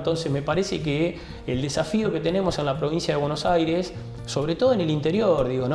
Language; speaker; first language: Spanish; native; Spanish